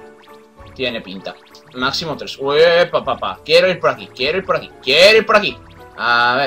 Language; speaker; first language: Spanish; native; Spanish